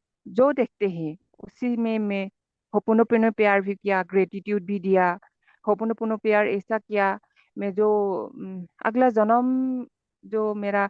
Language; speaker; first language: Hindi; non-native, local second language; Assamese